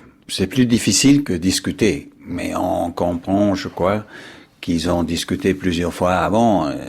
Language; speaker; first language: French; non-native, fluent; English